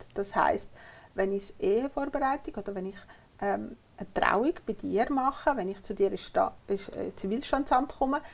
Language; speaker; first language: German; native; German